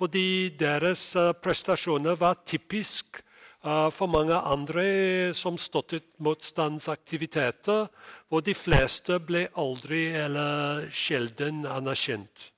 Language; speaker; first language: Norwegian; non-native, fluent; English